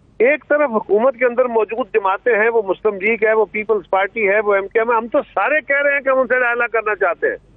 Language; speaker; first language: Urdu; non-native, local second language; Punjabi